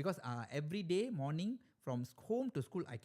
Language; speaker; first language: English; native; English